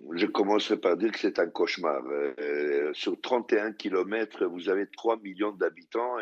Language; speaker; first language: French; non-native, fluent; Hebrew